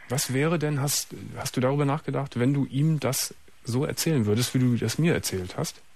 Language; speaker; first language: German; native; German